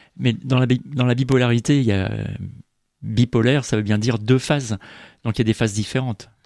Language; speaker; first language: French; native; French